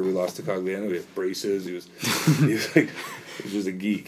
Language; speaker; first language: English; native; English